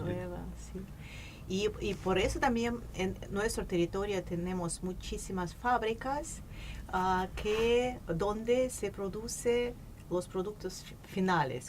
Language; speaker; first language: Spanish; non-native, fluent; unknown